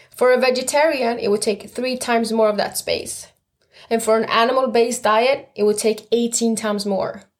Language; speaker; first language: English; non-native, fluent; Swedish